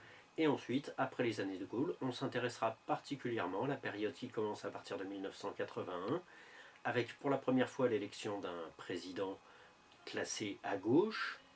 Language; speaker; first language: French; native; French